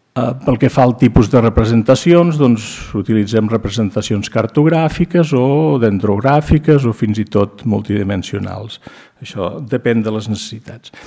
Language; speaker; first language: Catalan; native; Catalan